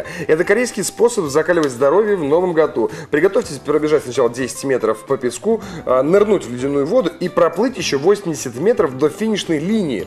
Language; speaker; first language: Russian; native; Russian